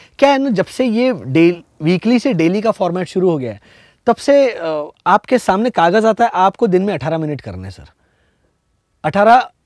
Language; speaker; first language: Hindi; non-native, local second language; Marathi